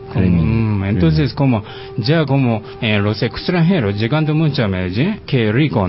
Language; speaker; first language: Spanish; non-native, fluent; Japanese